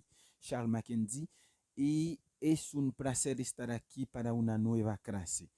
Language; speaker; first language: Spanish; non-native, fluent; Haitian Creole